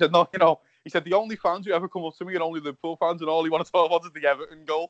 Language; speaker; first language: English; native; English